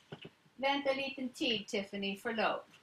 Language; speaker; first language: Swedish; non-native, learner; English